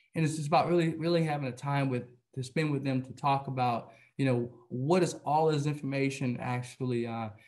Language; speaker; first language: English; native; English